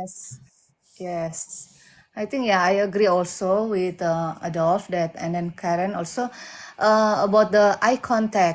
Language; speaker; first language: English; non-native, learner; Indonesian